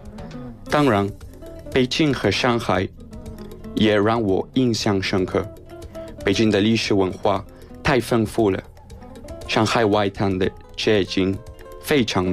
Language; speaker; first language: Chinese; non-native, learner; Spanish